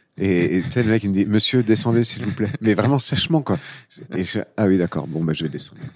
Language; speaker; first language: French; native; French